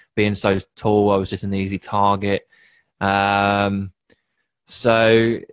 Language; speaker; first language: English; native; English